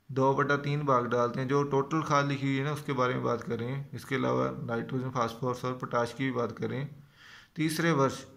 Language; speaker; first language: Hindi; non-native, local second language; Punjabi